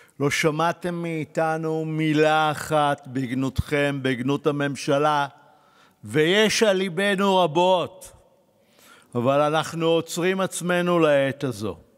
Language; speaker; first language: Hebrew; native; Hebrew